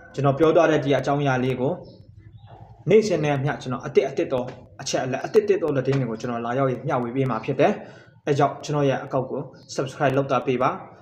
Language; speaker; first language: Burmese; native; Burmese